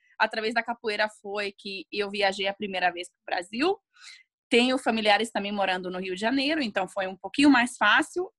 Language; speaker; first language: Portuguese; non-native, fluent; Hungarian